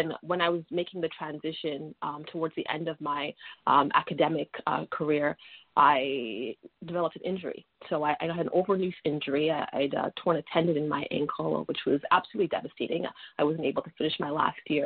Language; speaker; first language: English; native; English